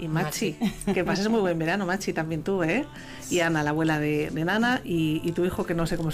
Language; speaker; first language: Spanish; native; Spanish